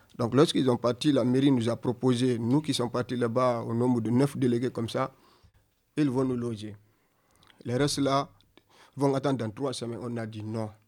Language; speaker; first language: French; non-native, local second language; Fula